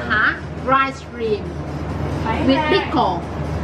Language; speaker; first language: English; non-native, learner; Vietnamese